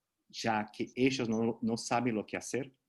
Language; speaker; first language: Spanish; non-native, fluent; Portuguese